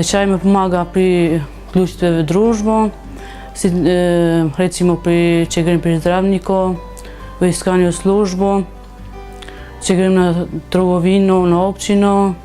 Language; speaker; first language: Slovenian; non-native, learner; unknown